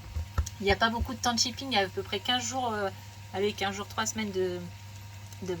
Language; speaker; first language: French; native; French